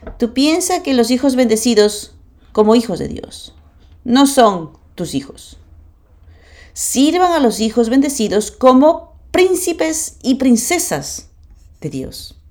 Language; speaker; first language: Spanish; non-native, fluent; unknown